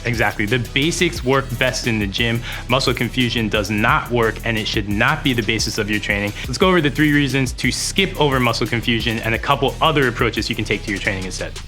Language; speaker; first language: English; native; English